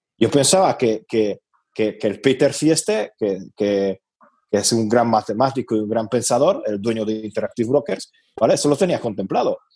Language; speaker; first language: Spanish; non-native, fluent; Hungarian